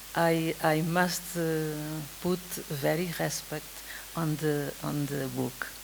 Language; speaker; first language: English; non-native, learner; Kabuverdianu